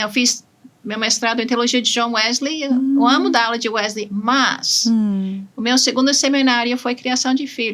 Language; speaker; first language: Portuguese; non-native, fluent; English